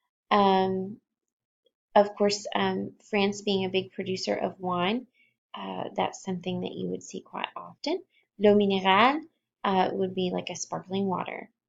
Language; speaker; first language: English; native; English